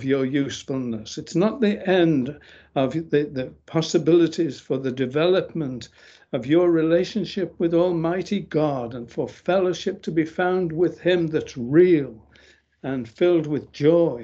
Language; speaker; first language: English; native; English